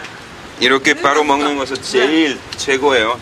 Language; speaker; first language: Korean; non-native, learner; French